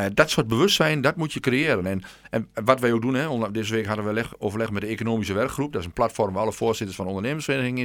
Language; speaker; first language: Dutch; native; Dutch